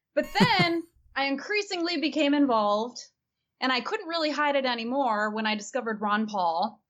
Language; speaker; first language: English; native; English